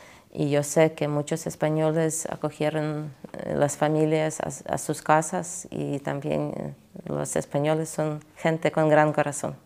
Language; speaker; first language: Spanish; non-native, fluent; Ukrainian